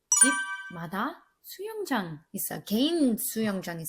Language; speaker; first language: Korean; non-native, learner; English